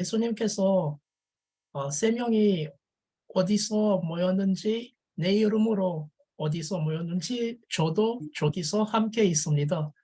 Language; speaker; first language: Korean; non-native, learner; French